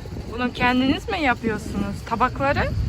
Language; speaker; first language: Turkish; non-native, learner; Kazakh